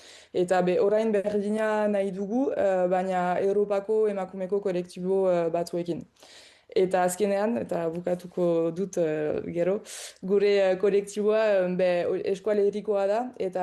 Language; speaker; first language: Basque; non-native, local second language; French